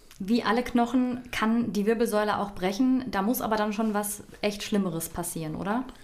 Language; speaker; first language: German; native; German